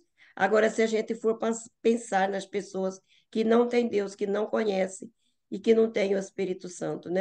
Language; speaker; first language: Portuguese; native; Portuguese